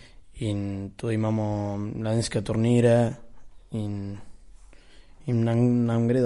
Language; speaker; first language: Slovenian; early bilingual, heritage; Spanish